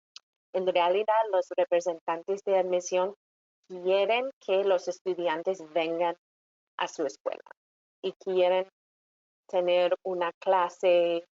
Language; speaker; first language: Spanish; non-native, fluent; English